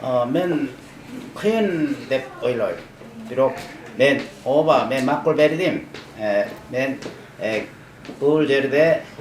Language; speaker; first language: Kyrgyz; non-native, learner; Korean